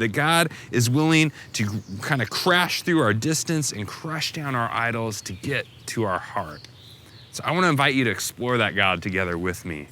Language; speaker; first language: English; native; English